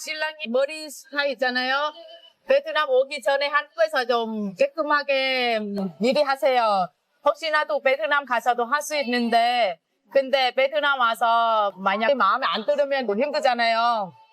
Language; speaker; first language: Korean; non-native, fluent; Vietnamese